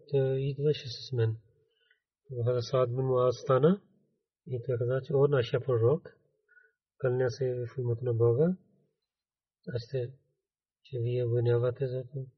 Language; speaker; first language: Bulgarian; non-native, learner; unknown